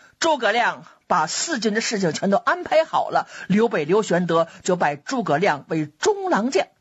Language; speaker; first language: Chinese; native; Chinese